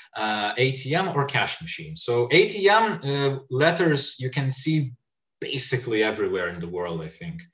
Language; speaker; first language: English; non-native, fluent; Lithuanian